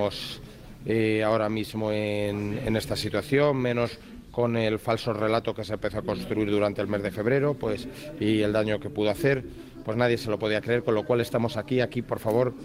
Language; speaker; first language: Spanish; native; Spanish